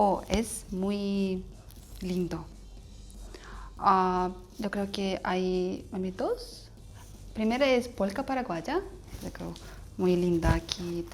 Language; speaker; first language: Spanish; non-native, learner; Russian